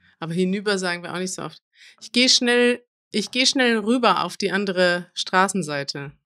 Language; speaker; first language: German; native; German